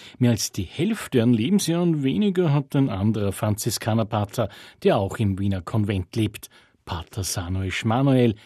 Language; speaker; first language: German; native; German